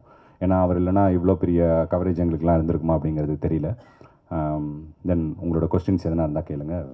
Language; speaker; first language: Tamil; native; Tamil